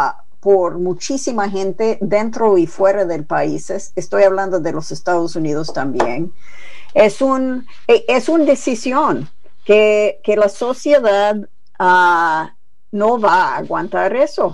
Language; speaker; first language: Spanish; non-native, fluent; English